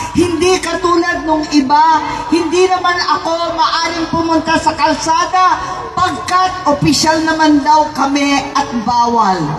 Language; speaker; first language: Filipino; non-native, local second language; Cebuano